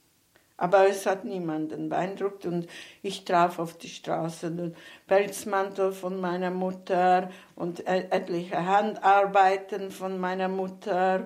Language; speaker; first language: German; non-native, fluent; Hungarian